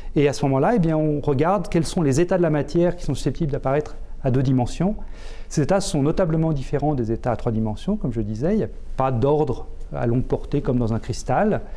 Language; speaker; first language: French; native; French